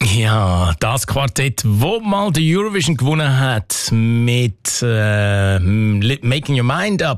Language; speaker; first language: German; native; German